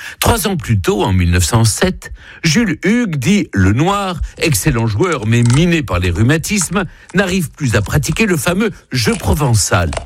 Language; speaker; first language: French; native; French